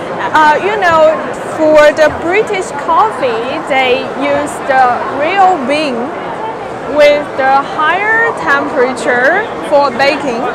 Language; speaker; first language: English; non-native, fluent; Chinese